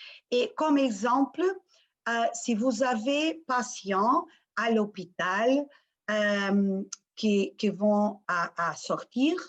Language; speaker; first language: French; non-native, fluent; Portuguese